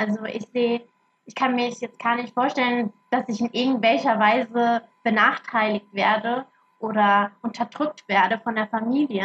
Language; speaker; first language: German; early bilingual, other home language; Arabic